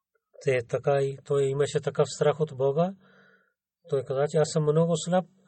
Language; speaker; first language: Bulgarian; non-native, learner; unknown